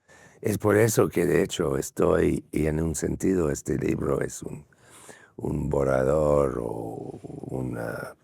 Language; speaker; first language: Spanish; non-native, fluent; English